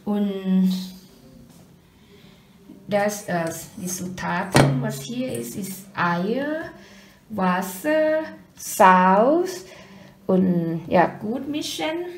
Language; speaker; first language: German; non-native, learner; Thai